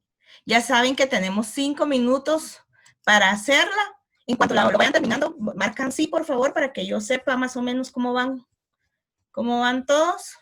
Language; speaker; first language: Spanish; native; Spanish